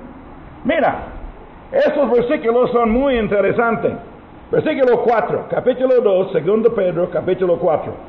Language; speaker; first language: Spanish; non-native, learner; English